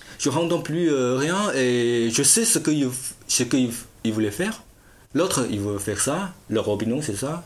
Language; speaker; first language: French; non-native, fluent; Chinese